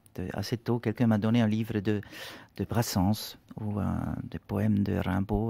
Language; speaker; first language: French; non-native, local second language; Swiss German